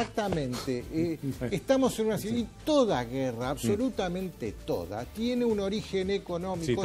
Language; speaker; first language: Spanish; native; Spanish